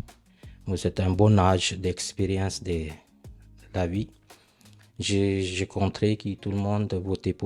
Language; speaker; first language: French; non-native, learner; Punjabi